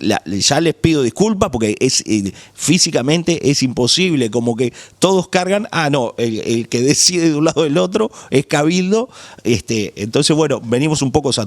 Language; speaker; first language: Spanish; native; Spanish